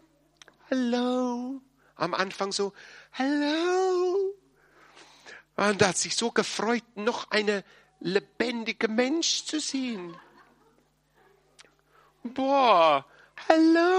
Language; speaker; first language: German; non-native, fluent; English